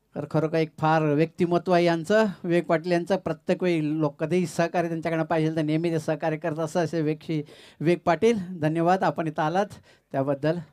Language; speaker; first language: Marathi; native; Marathi